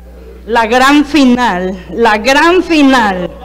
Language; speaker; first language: Spanish; native; Spanish